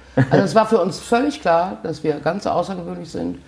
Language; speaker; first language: German; native; German